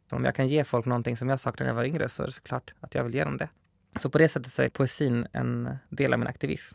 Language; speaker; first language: Swedish; early bilingual, other home language; Spanish